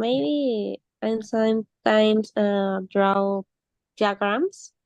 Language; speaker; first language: English; non-native, learner; Spanish